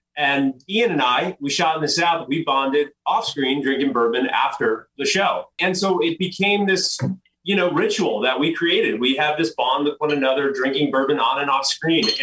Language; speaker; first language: English; native; English